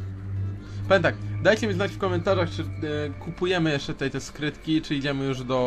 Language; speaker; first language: Polish; native; Polish